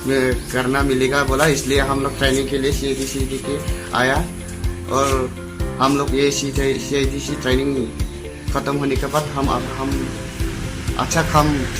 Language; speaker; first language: Hindi; non-native, local second language; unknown